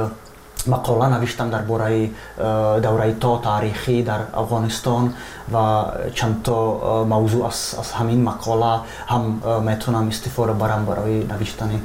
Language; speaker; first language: Persian; non-native, fluent; Czech